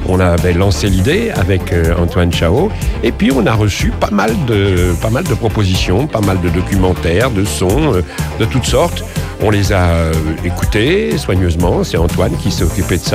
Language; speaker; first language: French; native; French